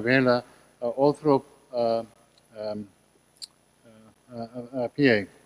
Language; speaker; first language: Spanish; non-native, learner; English